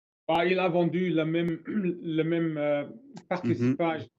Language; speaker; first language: French; non-native, learner; English